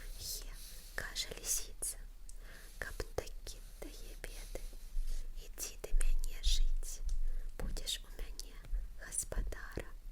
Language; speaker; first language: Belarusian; non-native, local second language; Russian